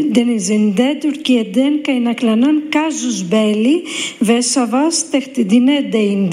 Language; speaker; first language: Turkish; non-native, fluent; Greek